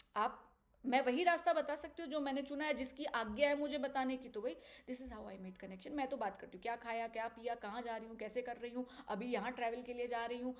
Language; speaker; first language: Hindi; native; Hindi